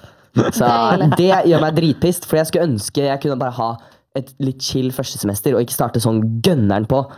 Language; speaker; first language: Norwegian; native; Norwegian